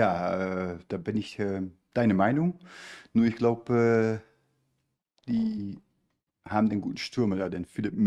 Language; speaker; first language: German; native; German